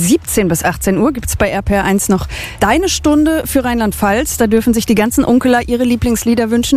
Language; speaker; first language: German; native; German